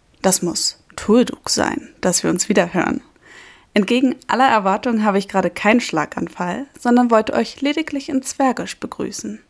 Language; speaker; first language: German; native; German